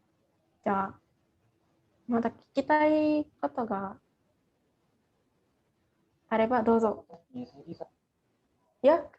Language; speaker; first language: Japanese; non-native, fluent; Indonesian